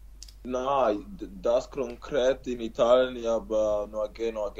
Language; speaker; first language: German; non-native, learner; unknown